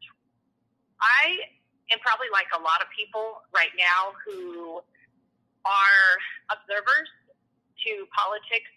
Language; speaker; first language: English; native; English